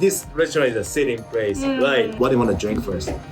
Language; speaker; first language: English; non-native, learner; Japanese